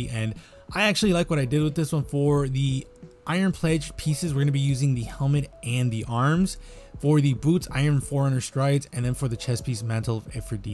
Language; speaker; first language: English; native; English